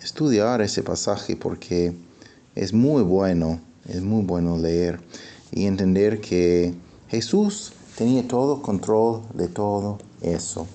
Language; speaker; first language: Spanish; non-native, fluent; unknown